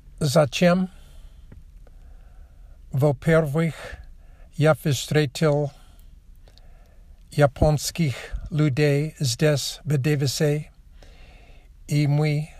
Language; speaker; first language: Russian; non-native, learner; English